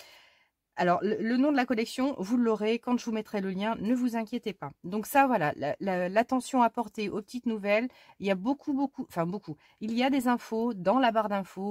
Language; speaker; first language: French; native; French